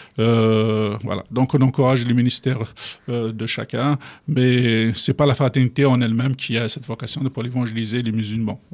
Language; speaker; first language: French; non-native, local second language; Kabyle